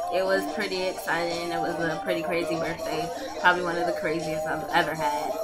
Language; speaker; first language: English; native; English